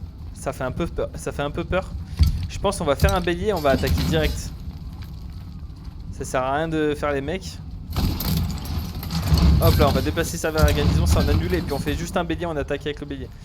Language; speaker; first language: French; native; French